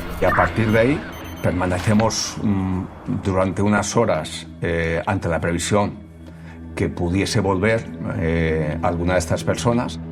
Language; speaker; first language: Spanish; native; Spanish